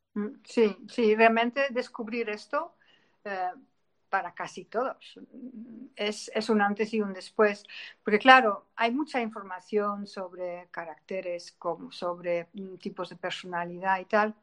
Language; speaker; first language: Spanish; non-native, fluent; Dutch